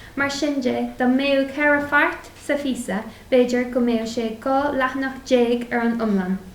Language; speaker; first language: Irish; non-native, local second language; English